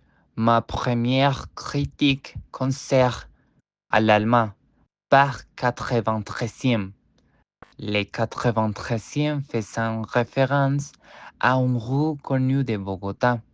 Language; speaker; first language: French; non-native, learner; Spanish